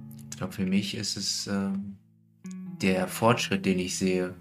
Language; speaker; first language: German; native; German